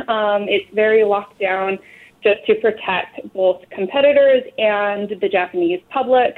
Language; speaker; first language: English; native; English